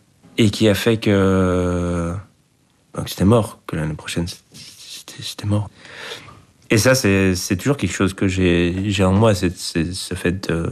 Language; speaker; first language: French; non-native, fluent; Persian